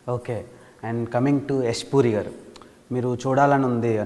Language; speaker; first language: Telugu; native; Telugu